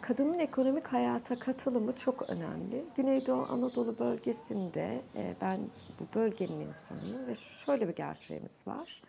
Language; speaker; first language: Turkish; native; Turkish